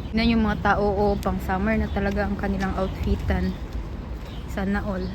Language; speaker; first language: Filipino; non-native, local second language; Cebuano